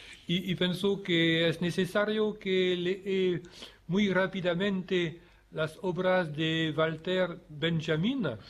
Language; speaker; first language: Spanish; non-native, learner; French